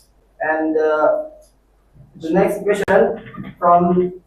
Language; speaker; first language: English; non-native, learner; Indonesian